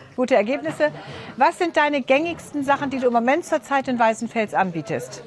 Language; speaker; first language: German; native; German